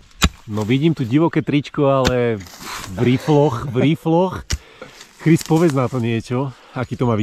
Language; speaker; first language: Slovak; native; Slovak